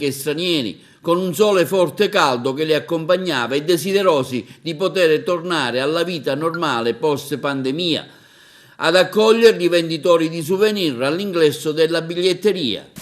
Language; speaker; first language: Italian; native; Italian